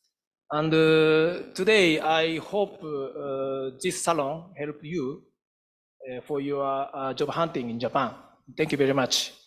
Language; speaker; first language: English; non-native, fluent; Japanese